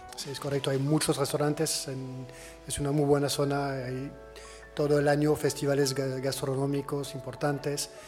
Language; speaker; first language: Spanish; non-native, fluent; French